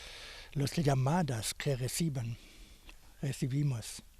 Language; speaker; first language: Spanish; non-native, fluent; German